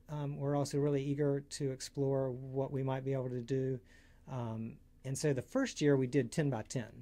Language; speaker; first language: English; native; English